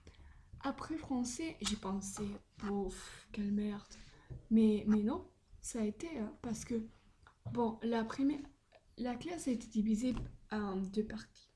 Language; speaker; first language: French; non-native, learner; Spanish